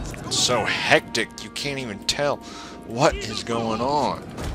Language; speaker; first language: English; native; English